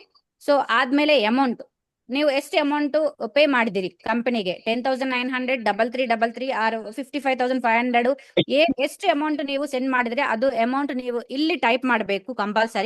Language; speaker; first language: Kannada; non-native, learner; Telugu